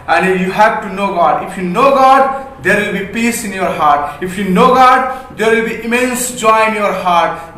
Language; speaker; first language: English; non-native, local second language; Hindi